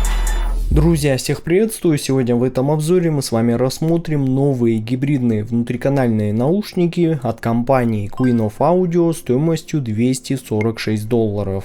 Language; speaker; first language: Russian; native; Russian